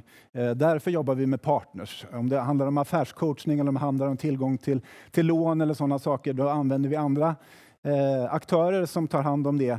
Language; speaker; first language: Swedish; native; Swedish